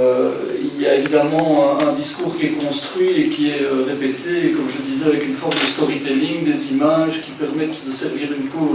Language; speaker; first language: French; native; French